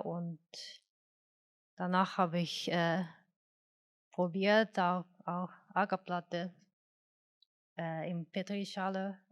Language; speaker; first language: German; non-native, fluent; Japanese